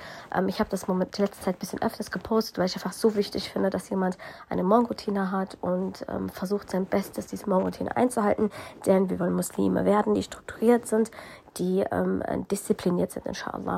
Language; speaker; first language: German; early bilingual, other home language; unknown